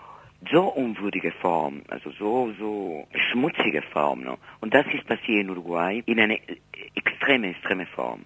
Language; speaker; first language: German; non-native, fluent; Spanish